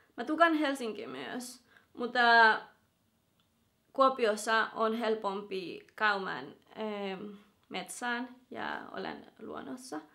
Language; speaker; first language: Finnish; non-native, learner; Spanish